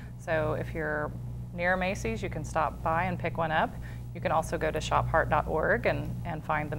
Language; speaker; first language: English; native; English